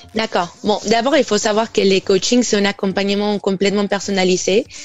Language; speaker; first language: French; non-native, fluent; Spanish